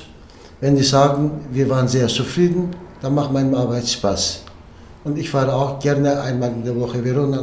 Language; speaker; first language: German; non-native, learner; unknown